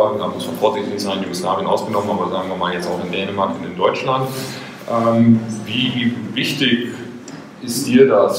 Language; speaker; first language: German; native; German